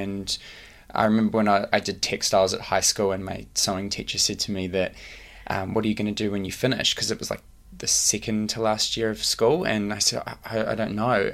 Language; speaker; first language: English; native; English